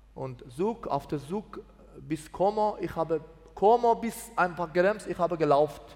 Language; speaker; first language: German; non-native, learner; Persian